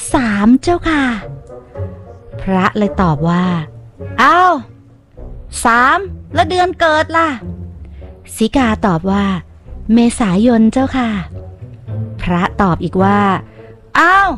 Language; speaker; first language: Thai; native; Thai